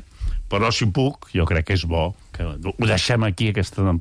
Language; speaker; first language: Catalan; native; Catalan